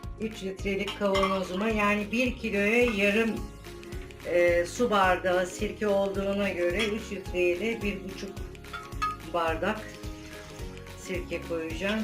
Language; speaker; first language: Turkish; native; Turkish